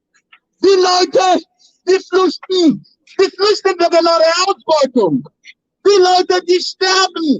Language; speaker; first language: German; non-native, fluent; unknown